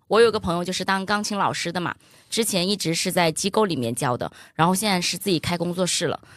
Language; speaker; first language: Chinese; native; Chinese